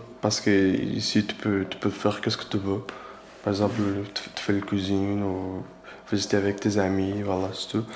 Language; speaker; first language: French; non-native, learner; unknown